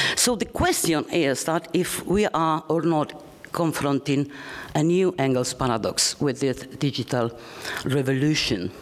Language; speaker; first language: English; non-native, fluent; Spanish